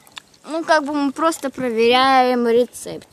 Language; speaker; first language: Russian; native; Russian